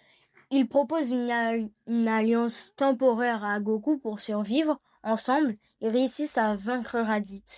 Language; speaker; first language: French; native; French